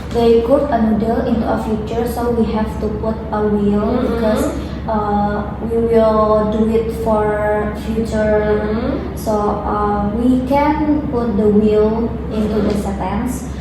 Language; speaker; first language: English; non-native, learner; Indonesian